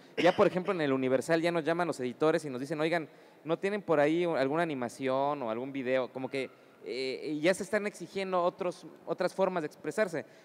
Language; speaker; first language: Spanish; native; Spanish